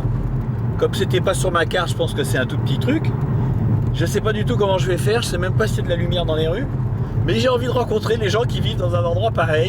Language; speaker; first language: French; native; French